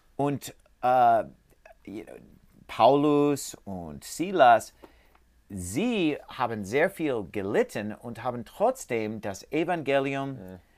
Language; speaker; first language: German; non-native, learner; English